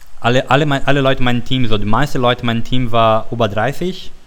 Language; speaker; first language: German; non-native, learner; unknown